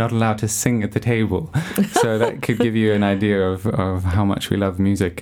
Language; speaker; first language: English; native; English